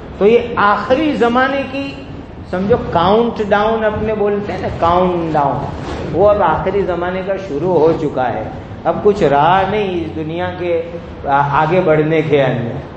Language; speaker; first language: Urdu; non-native, local second language; Gujarati